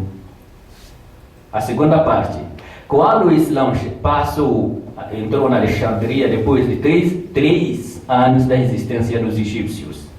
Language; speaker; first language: Portuguese; non-native, fluent; Tamasheq